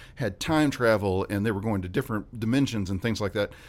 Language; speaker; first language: English; native; English